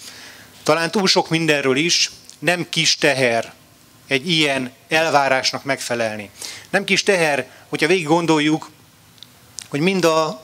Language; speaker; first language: Hungarian; native; Hungarian